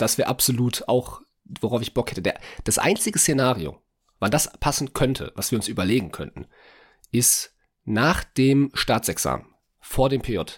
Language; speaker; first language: German; native; German